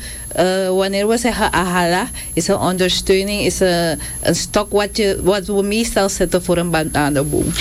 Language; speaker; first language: Dutch; non-native, local second language; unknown